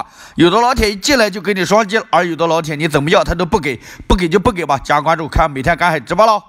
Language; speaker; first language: Chinese; native; Chinese